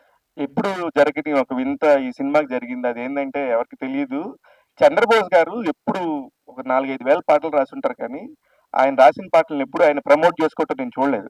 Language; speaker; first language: Telugu; native; Telugu